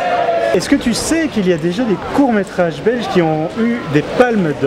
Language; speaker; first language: French; native; French